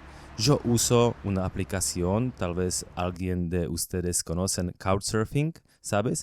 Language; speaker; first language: Spanish; non-native, learner; Slovak